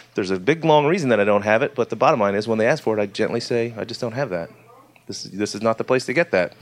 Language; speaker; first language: English; native; English